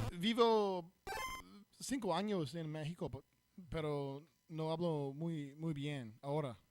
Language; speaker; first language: Spanish; non-native, learner; English